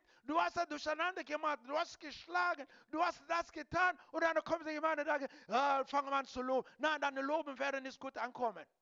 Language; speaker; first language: German; non-native, learner; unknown